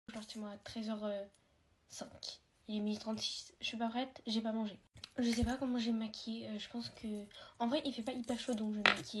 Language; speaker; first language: French; native; French